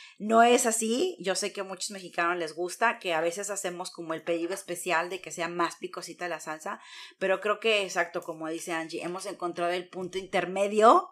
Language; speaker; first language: Spanish; native; Spanish